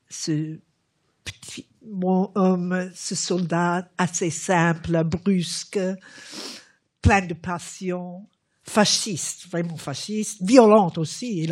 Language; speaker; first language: French; non-native, fluent; English